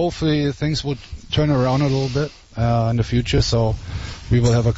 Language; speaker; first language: English; non-native, fluent; German